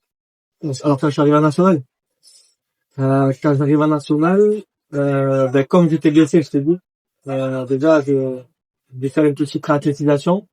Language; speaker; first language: French; native; French